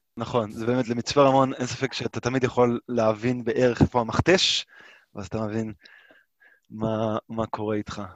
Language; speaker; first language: Hebrew; native; Hebrew